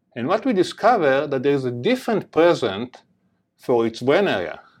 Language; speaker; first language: English; non-native, fluent; Hebrew